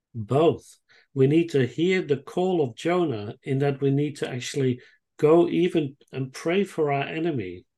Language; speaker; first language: English; non-native, fluent; Dutch